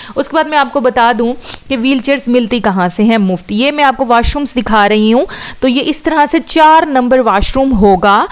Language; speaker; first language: Urdu; non-native, local second language; Punjabi